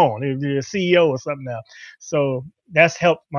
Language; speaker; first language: English; native; English